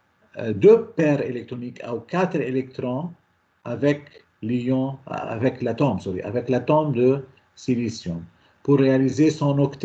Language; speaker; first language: French; non-native, local second language; Arabic